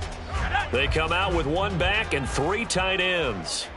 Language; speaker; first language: English; native; English